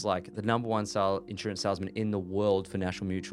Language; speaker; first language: English; native; English